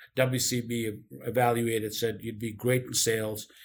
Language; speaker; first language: English; non-native, local second language; Urdu